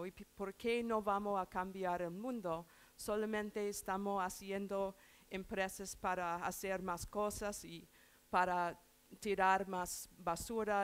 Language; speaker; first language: Spanish; non-native, learner; English